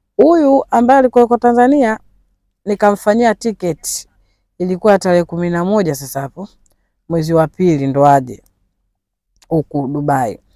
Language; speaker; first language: Swahili; native; Swahili